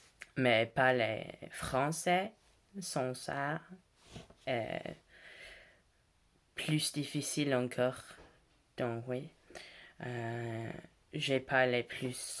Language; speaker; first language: French; non-native, learner; English